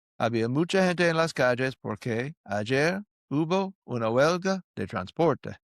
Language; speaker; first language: Spanish; non-native, fluent; English